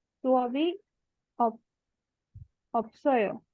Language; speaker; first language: Korean; non-native, learner; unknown